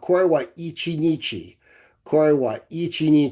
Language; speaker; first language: Japanese; non-native, learner; English